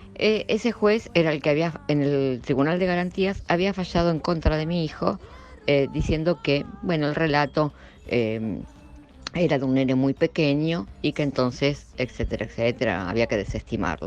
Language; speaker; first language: Spanish; native; Spanish